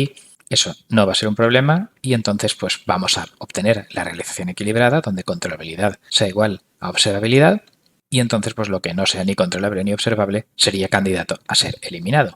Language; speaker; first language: Spanish; native; Spanish